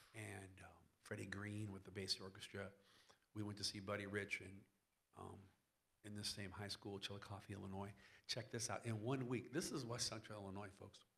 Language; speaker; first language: English; native; English